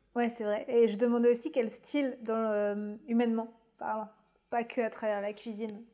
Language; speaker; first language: French; native; French